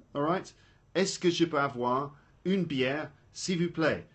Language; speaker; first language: French; non-native, learner; English